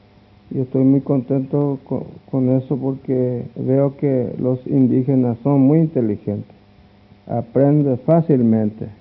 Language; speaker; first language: Spanish; non-native, local second language; Guarani